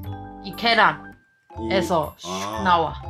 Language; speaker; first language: Korean; non-native, learner; German